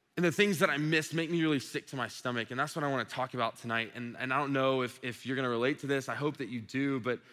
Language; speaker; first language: English; native; English